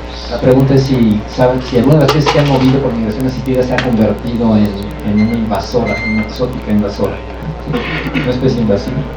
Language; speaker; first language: Spanish; native; Spanish